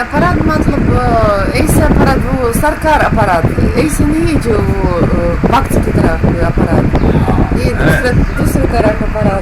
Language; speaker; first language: Hindi; non-native, fluent; Russian